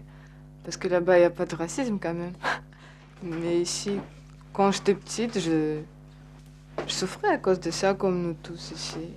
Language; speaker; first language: French; non-native, fluent; Russian